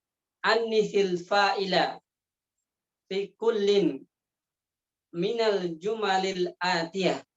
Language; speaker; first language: Arabic; non-native, fluent; Indonesian